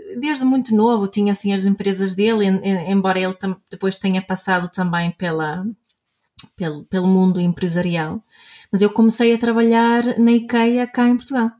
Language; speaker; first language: Portuguese; non-native, fluent; Swedish